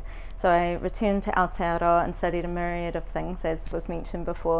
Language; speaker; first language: English; native; English